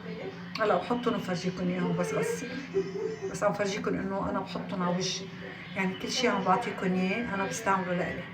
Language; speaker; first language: Arabic; native; Arabic